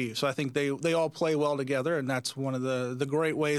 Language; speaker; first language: English; native; English